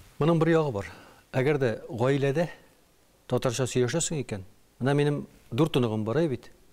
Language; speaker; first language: Tatar; native; Tatar